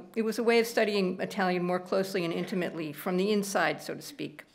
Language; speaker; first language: English; native; English